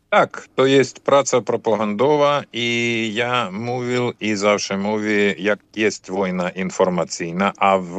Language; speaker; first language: Polish; non-native, fluent; Ukrainian